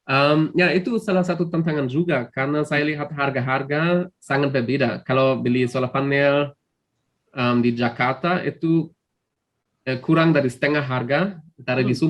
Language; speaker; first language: Indonesian; non-native, fluent; German